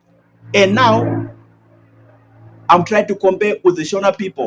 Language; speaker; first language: English; non-native, local second language; Shona